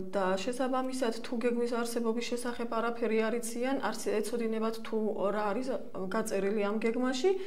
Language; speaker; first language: Georgian; non-native, local second language; Armenian